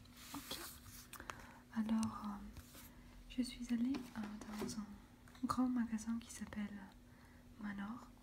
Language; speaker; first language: French; non-native, fluent; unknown